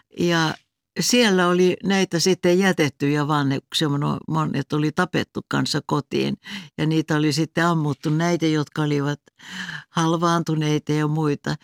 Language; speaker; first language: Finnish; non-native, local second language; Swedish